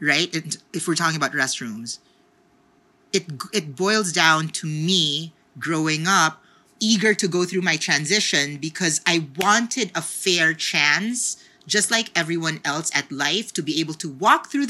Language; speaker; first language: English; non-native, local second language; Filipino